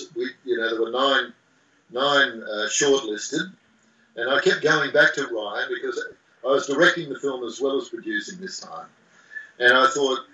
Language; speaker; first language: English; native; English